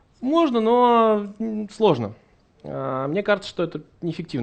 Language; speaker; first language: Russian; native; Russian